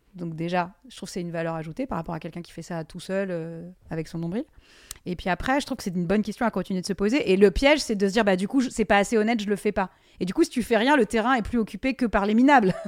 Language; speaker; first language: French; native; French